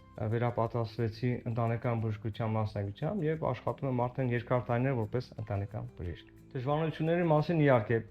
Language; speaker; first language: Armenian; native; Armenian